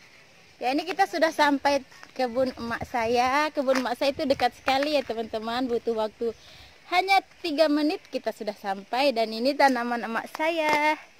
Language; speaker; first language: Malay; non-native, local second language; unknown